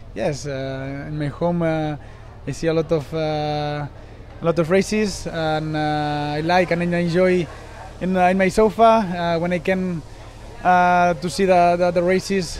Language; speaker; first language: English; non-native, learner; Spanish